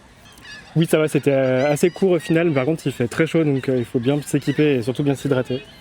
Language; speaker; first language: French; native; French